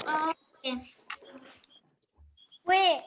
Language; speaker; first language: French; non-native, local second language; Arabic